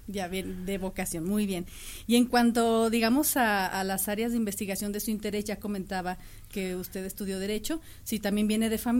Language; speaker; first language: Spanish; native; Spanish